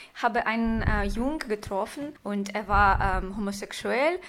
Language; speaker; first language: German; non-native, fluent; Russian